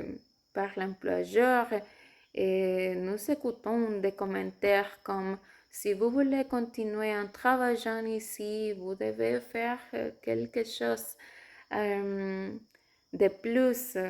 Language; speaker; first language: French; non-native, fluent; Spanish